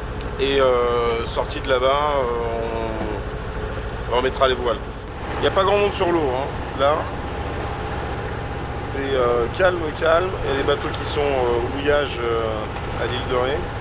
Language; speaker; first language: French; native; French